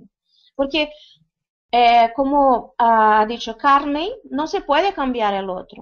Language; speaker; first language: Spanish; non-native, fluent; Portuguese